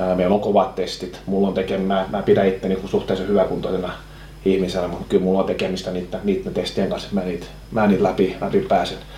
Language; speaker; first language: Finnish; non-native, local second language; Swedish